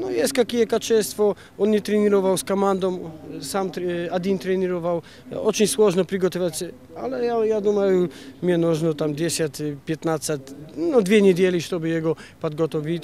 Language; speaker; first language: Russian; non-native, learner; Polish